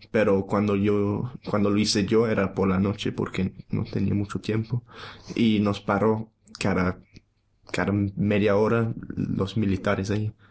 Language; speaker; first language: Spanish; non-native, fluent; English